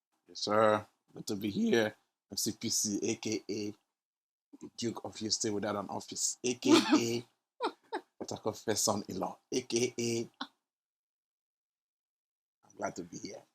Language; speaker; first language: English; non-native, local second language; Yoruba